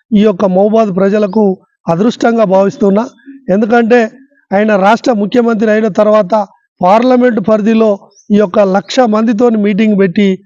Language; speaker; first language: Telugu; native; Telugu